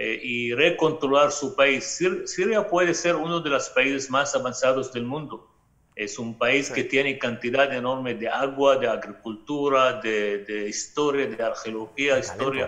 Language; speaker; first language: Spanish; non-native, fluent; Arabic